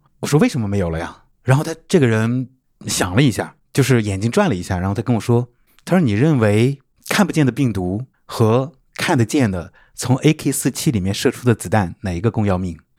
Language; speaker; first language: Chinese; native; Chinese